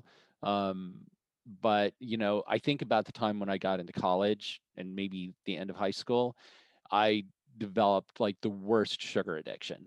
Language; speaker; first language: English; native; English